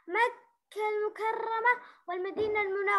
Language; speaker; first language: Arabic; native; Arabic